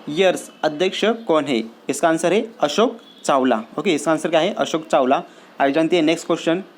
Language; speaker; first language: Hindi; non-native, local second language; Marathi